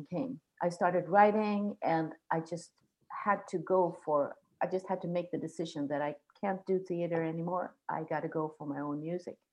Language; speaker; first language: English; non-native, fluent; Swedish